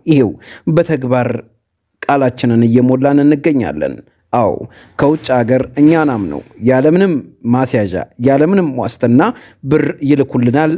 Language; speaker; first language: Amharic; native; Amharic